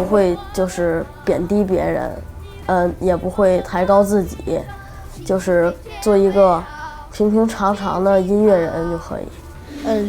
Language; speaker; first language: Chinese; native; Chinese